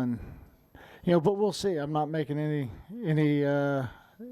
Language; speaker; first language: English; native; English